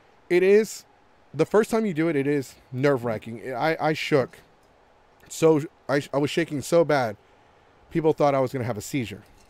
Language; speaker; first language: English; early bilingual, other home language; Spanish